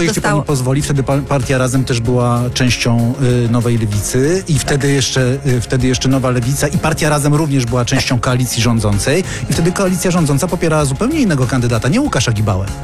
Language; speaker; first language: Polish; native; Polish